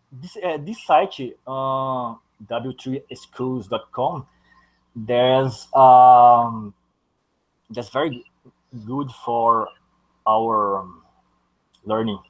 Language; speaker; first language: English; non-native, learner; Portuguese